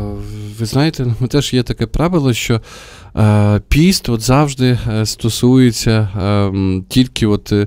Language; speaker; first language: Ukrainian; native; Ukrainian